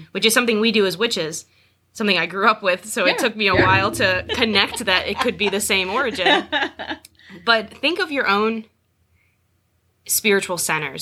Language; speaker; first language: English; native; English